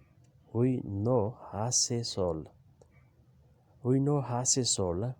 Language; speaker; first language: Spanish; non-native, learner; Urdu